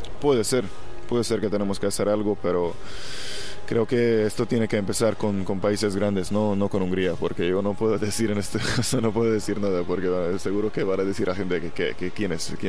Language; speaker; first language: Spanish; non-native, fluent; Hungarian